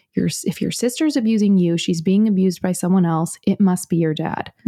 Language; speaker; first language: English; native; English